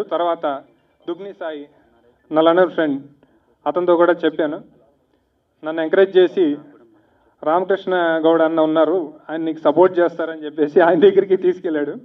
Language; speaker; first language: Telugu; native; Telugu